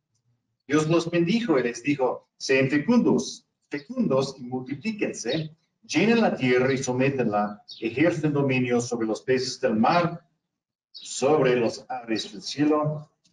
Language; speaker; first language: Spanish; non-native, fluent; English